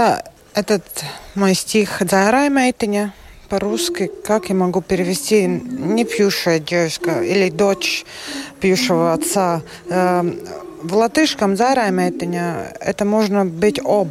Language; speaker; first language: Russian; non-native, local second language; Latvian